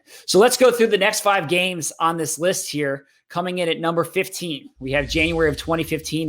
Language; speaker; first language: English; native; English